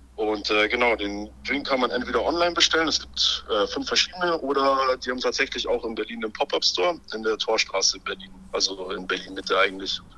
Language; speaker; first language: German; native; German